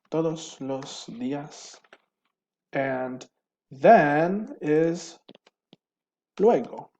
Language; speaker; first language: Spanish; non-native, fluent; English